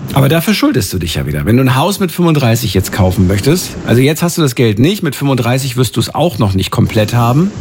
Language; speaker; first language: German; native; German